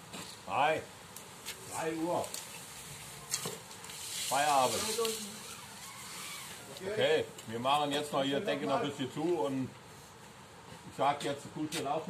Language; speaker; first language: German; native; German